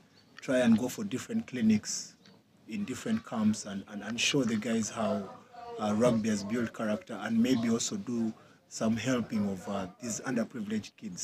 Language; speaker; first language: English; non-native, local second language; Ganda